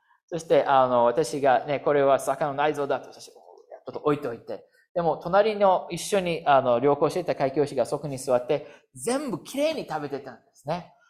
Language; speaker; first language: Japanese; non-native, fluent; English